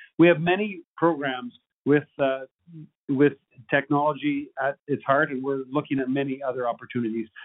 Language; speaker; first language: English; native; English